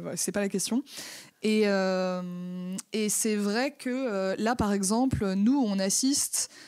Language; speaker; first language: French; native; French